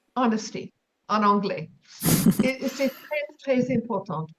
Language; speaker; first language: French; non-native, learner; English